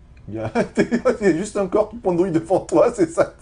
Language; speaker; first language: French; native; French